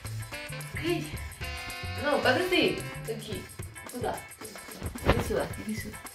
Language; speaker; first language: Russian; non-native, learner; Spanish